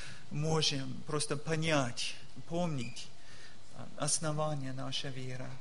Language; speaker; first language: Russian; non-native, learner; English